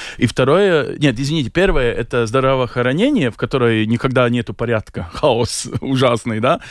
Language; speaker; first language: Russian; native; Russian